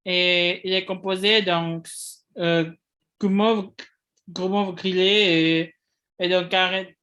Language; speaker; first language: French; non-native, fluent; Indonesian